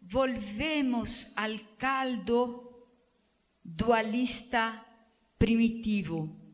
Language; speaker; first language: Spanish; non-native, fluent; Portuguese